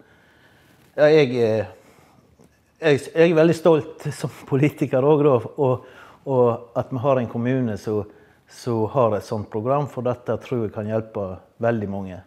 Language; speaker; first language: Norwegian; native; Norwegian